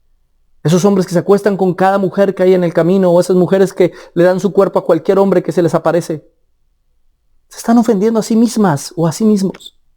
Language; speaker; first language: Spanish; native; Spanish